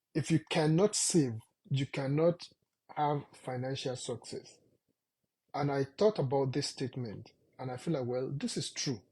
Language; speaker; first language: English; non-native, local second language; Yoruba